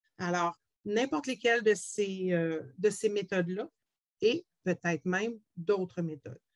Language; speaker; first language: French; native; French